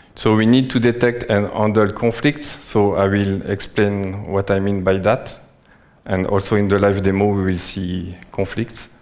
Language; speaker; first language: English; non-native, fluent; French